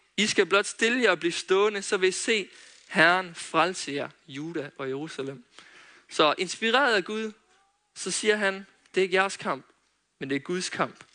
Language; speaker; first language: Danish; native; Danish